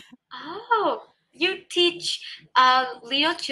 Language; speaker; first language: English; non-native, learner; Vietnamese